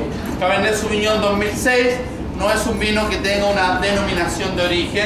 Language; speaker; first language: Spanish; native; Spanish